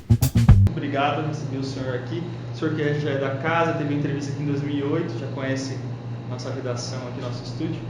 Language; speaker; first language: Portuguese; native; Portuguese